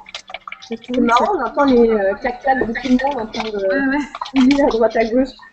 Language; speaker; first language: French; native; French